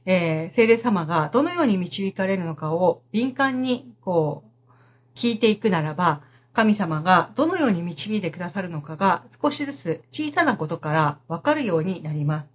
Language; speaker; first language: Japanese; native; Japanese